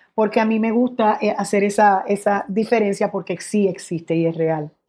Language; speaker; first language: Spanish; native; Spanish